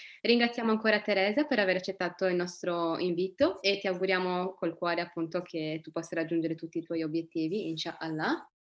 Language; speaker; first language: Italian; early bilingual, other home language; Arabic